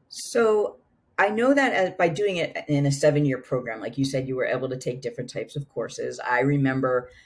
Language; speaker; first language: English; native; English